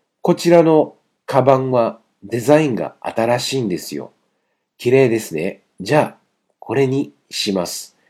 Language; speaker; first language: Japanese; non-native, fluent; Chinese